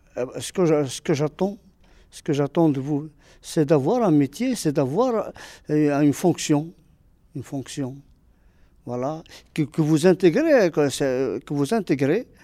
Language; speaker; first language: French; non-native, local second language; Arabic